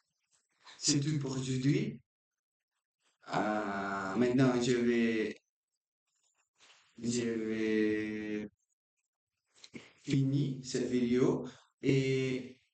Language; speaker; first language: French; non-native, learner; Portuguese